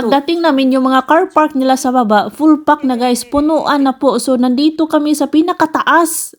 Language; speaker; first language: Filipino; non-native, local second language; Cebuano